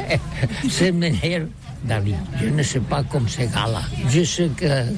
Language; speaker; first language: French; non-native, learner; Catalan